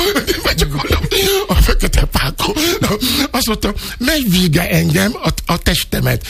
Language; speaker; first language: Hungarian; non-native, fluent; Yoruba